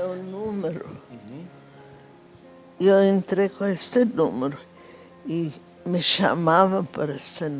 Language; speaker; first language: Portuguese; non-native, fluent; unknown